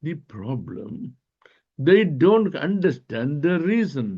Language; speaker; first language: English; non-native, local second language; Malayalam